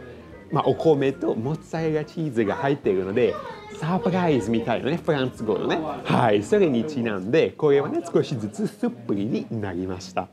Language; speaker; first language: Japanese; non-native, fluent; Italian